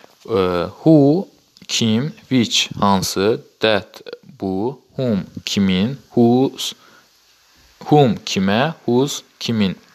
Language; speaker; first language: English; non-native, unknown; Azerbaijani